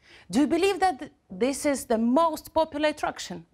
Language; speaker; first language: English; non-native, fluent; Ukrainian